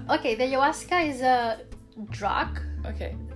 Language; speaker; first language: English; non-native, fluent; Spanish